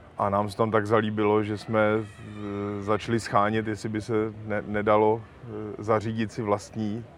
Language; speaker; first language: Czech; native; Czech